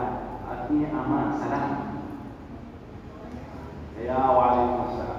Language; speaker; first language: Indonesian; non-native, learner; Arabic